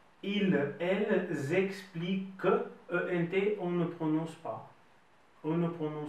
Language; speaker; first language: French; non-native, fluent; Russian